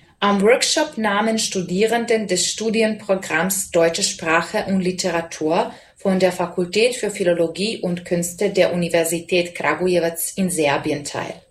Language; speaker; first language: German; non-native, fluent; Serbian